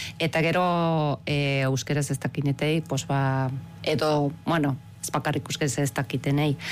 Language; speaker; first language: Basque; non-native, fluent; Spanish